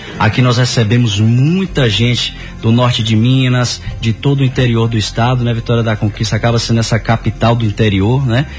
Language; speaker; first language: Portuguese; native; Portuguese